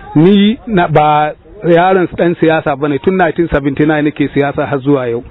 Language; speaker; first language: Hausa; non-native, local second language; Fula